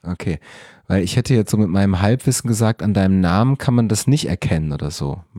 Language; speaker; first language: German; native; German